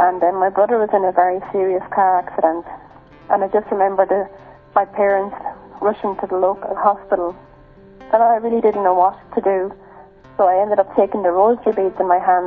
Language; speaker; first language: English; native; English